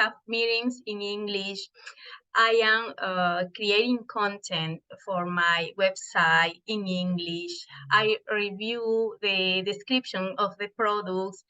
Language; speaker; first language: English; non-native, fluent; Spanish